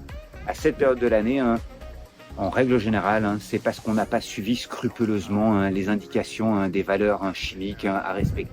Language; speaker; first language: French; native; French